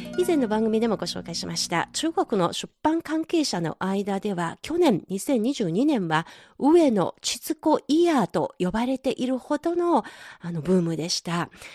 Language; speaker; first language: Japanese; non-native, fluent; Chinese